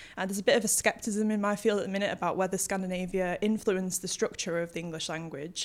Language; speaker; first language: English; native; English